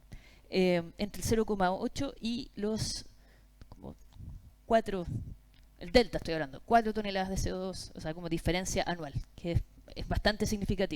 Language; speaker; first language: Spanish; native; Spanish